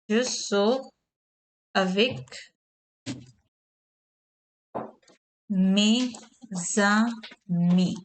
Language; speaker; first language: French; non-native, learner; Urdu